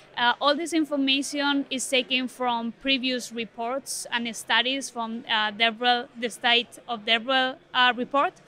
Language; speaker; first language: English; non-native, fluent; Spanish